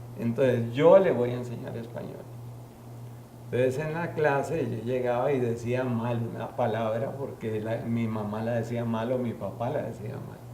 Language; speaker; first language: Spanish; early bilingual, other home language; Yiddish